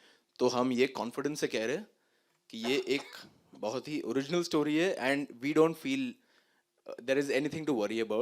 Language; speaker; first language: Hindi; native; Hindi